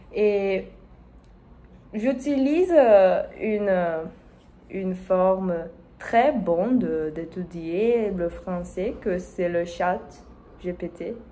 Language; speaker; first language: French; non-native, learner; Spanish